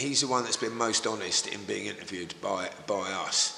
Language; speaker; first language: English; native; English